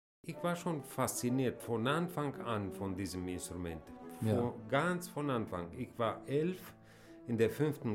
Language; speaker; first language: German; non-native, fluent; Romanian